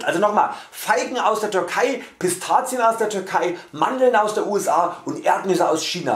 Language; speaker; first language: German; native; German